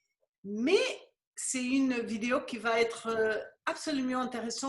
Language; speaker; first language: French; non-native, fluent; Spanish